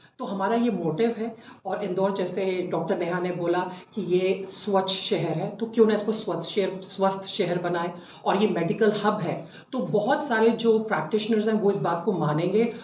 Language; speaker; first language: Hindi; native; Hindi